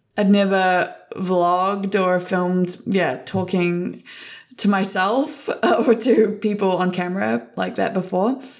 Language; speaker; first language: English; native; English